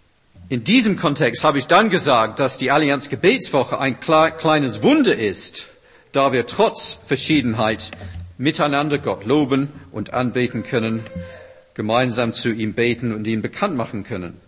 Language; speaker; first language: German; non-native, fluent; English